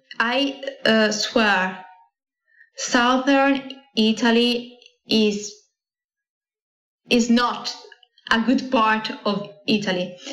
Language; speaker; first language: English; non-native, learner; Italian